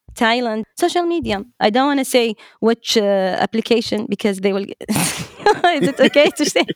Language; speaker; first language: English; non-native, fluent; Arabic